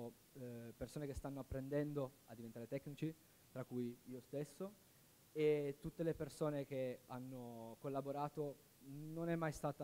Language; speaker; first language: Italian; native; Italian